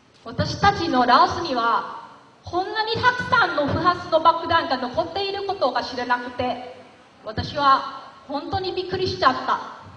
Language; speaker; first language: Japanese; non-native, learner; Lao